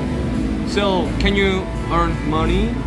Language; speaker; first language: English; non-native, learner; Korean